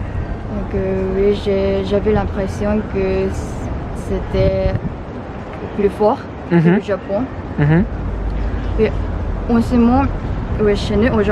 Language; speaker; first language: French; non-native, fluent; Japanese